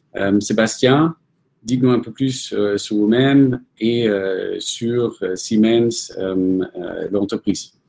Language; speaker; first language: French; non-native, fluent; German